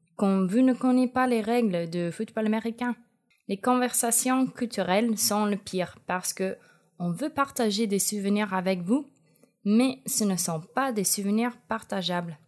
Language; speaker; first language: French; non-native, fluent; English